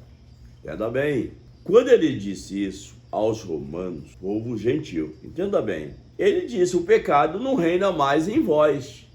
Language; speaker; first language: Portuguese; native; Portuguese